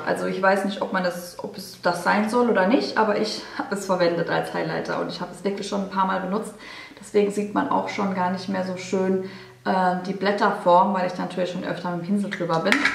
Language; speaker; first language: German; native; German